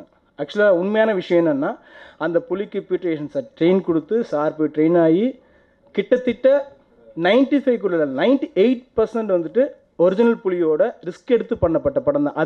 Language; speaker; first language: Tamil; native; Tamil